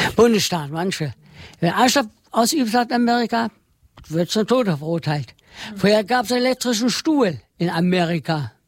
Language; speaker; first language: German; non-native, learner; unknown